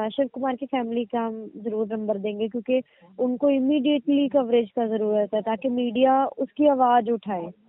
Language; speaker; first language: Hindi; native; Hindi